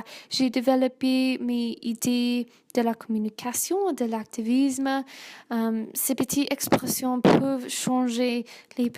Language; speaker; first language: French; non-native, learner; English